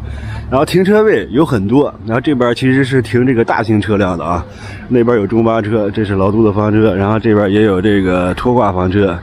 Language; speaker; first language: Chinese; native; Chinese